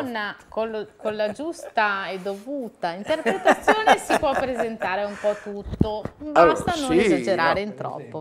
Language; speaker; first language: Italian; native; Italian